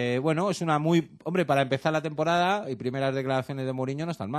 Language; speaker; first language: Spanish; native; Spanish